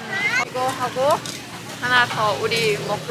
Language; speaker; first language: Korean; non-native, learner; Thai